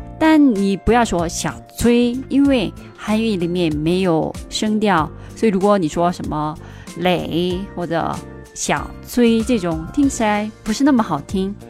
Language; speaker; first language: Chinese; non-native, fluent; Korean